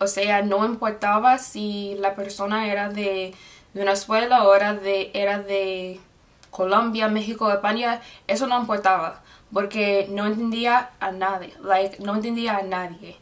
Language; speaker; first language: Spanish; non-native, fluent; English